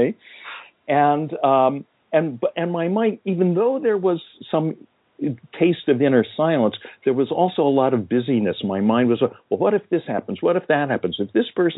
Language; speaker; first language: English; native; English